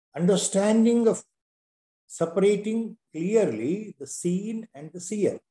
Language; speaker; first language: English; non-native, local second language; Kannada